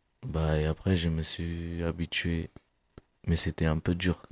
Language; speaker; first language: French; non-native, fluent; Kabuverdianu